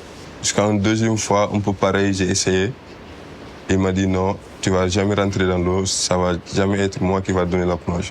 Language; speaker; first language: French; non-native, local second language; Wolof